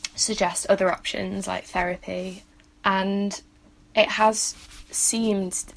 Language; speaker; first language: English; native; English